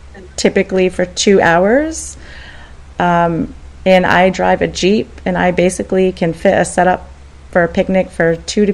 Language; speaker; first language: English; native; English